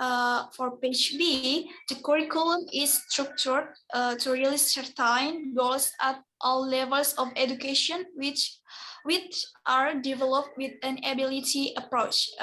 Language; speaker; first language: English; non-native, learner; Indonesian